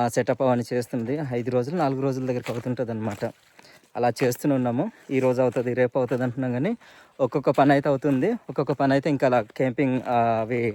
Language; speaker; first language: Telugu; non-native, local second language; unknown